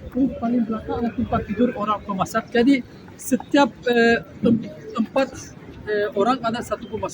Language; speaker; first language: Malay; non-native, fluent; Turkish